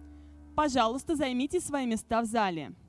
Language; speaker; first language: Russian; native; Russian